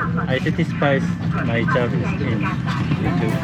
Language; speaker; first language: English; non-native, learner; Korean